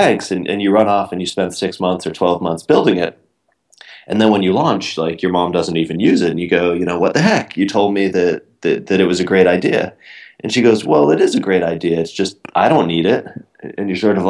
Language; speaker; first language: English; native; English